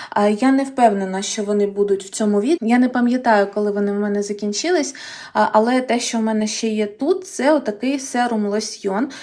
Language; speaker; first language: Ukrainian; non-native, local second language; Russian